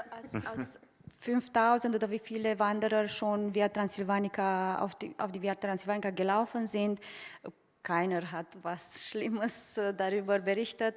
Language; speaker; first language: German; non-native, fluent; Romanian